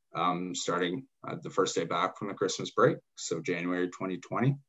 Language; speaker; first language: English; native; English